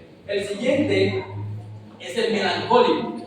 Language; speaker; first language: Spanish; native; Spanish